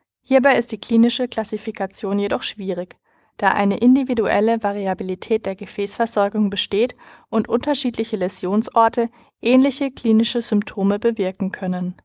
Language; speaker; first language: German; native; German